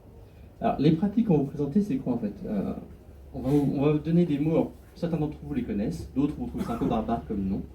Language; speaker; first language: French; native; French